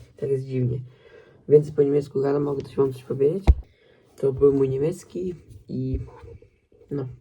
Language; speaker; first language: Polish; early bilingual, heritage; Polish